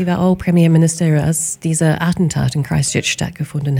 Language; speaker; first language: German; non-native, fluent; English